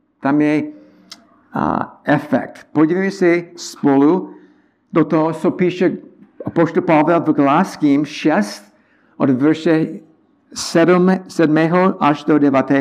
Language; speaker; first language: Czech; non-native, learner; English